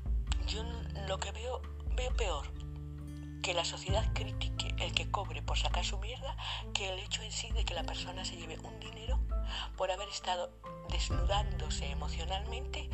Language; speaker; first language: Spanish; native; Spanish